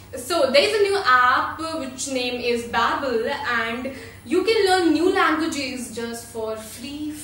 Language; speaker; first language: English; non-native, local second language; Hindi